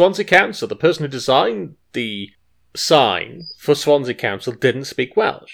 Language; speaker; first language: English; native; English